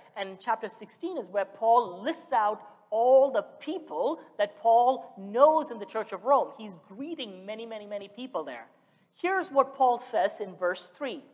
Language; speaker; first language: English; early bilingual, other home language; Malayalam